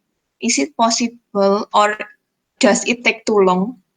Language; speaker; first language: English; non-native, fluent; Indonesian